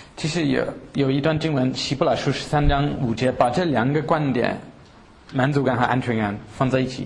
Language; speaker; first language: Chinese; early bilingual, heritage; Chinese